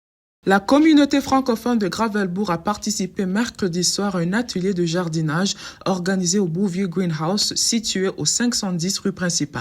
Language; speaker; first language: French; native; French